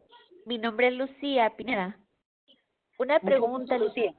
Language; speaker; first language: Spanish; native; Spanish